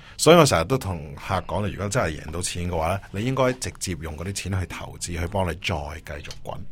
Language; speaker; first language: Cantonese; early bilingual, heritage; Cantonese